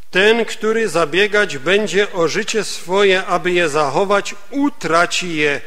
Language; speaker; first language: Polish; native; Polish